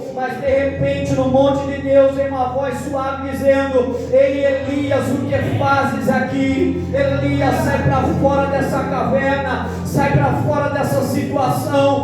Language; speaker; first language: Portuguese; native; Portuguese